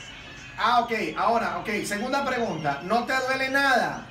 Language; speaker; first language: Spanish; native; Spanish